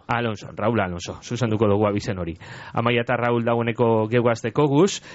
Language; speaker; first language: Basque; native; Basque